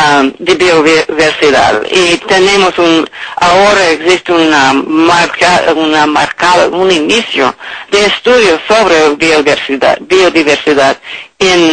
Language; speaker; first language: Spanish; non-native, learner; English